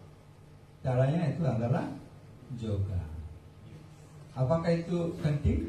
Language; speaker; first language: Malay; non-native, fluent; Bangla